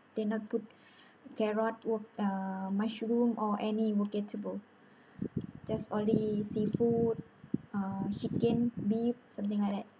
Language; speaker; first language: English; non-native, learner; Thai